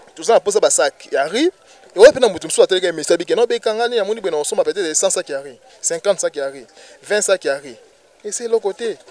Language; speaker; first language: Lingala; native; Lingala